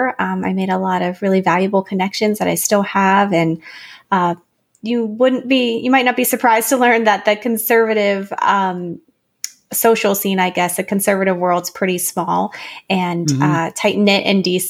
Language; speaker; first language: English; native; English